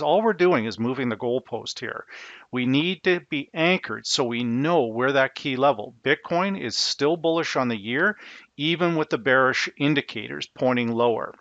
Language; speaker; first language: English; native; English